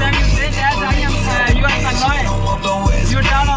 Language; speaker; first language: English; non-native, learner; Hindi